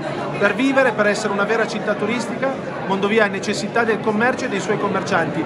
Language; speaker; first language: Italian; native; Italian